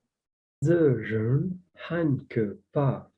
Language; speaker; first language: Chinese; non-native, learner; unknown